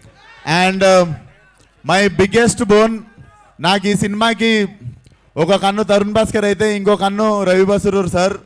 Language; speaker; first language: Telugu; native; Telugu